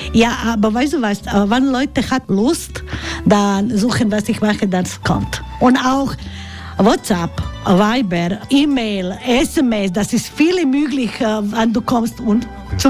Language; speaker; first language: German; non-native, learner; Croatian